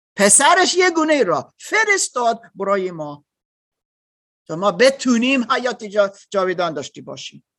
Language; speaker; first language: Persian; non-native, learner; German